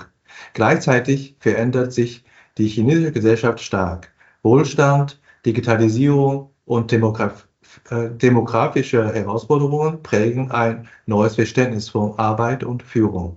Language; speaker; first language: German; non-native, fluent; Chinese